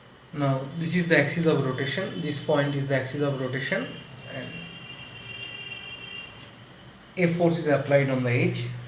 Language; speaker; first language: English; non-native, local second language; Bangla